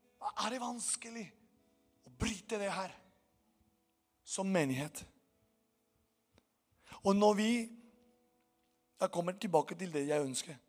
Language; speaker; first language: Norwegian; non-native, fluent; Portuguese